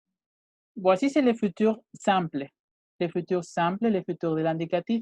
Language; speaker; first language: French; non-native, fluent; Spanish